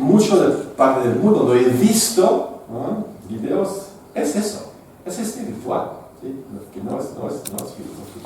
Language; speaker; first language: Spanish; non-native, fluent; French